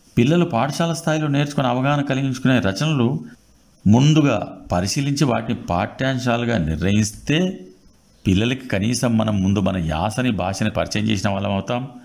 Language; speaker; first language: Telugu; native; Telugu